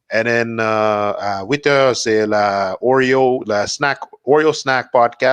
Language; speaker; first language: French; non-native, learner; English